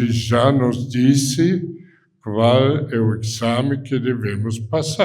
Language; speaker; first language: Portuguese; non-native, fluent; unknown